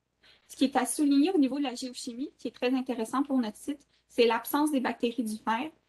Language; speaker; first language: French; native; French